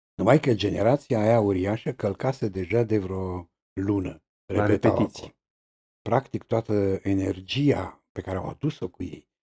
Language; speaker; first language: Romanian; native; Romanian